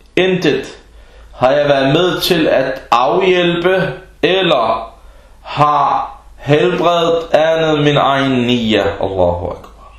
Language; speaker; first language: Danish; early bilingual, other home language; Arabic